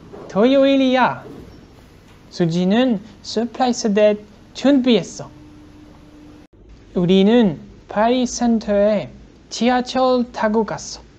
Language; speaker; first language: Korean; non-native, learner; French